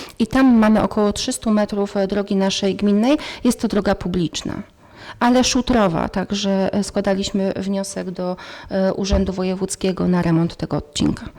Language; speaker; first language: Polish; native; Polish